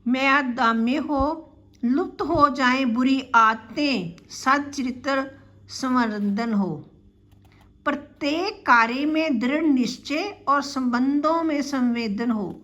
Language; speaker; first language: Hindi; non-native, local second language; Punjabi